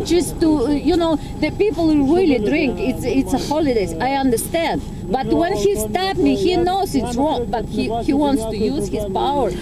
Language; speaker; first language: English; non-native, fluent; Ukrainian